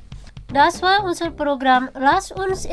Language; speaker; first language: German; non-native, fluent; Indonesian